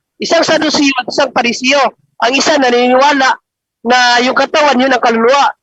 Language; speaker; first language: Filipino; non-native, local second language; Cebuano